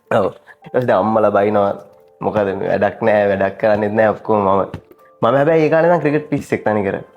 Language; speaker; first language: Sinhala; native; Sinhala